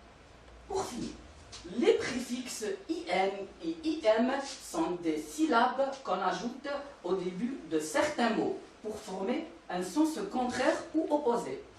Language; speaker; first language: French; non-native, local second language; Arabic